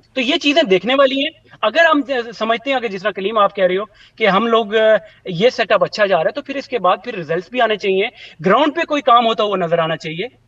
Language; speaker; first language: Urdu; native; Urdu